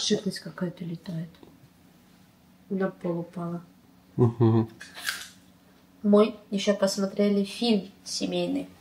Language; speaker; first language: Russian; native; Russian